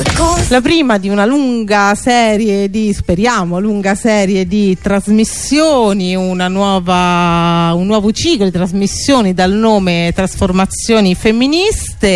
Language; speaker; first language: Italian; native; Italian